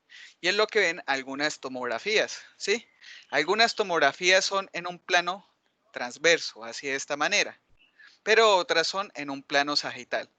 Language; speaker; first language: Spanish; native; Spanish